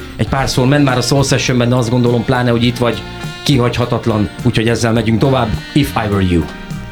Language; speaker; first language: Hungarian; native; Hungarian